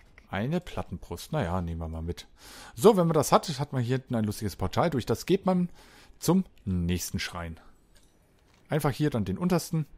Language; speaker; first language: German; native; German